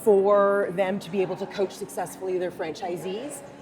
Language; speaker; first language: English; native; English